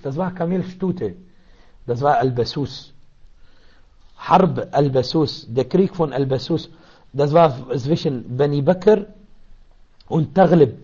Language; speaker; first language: German; non-native, learner; Arabic